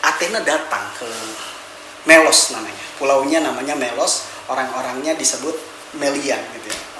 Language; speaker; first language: Indonesian; native; Indonesian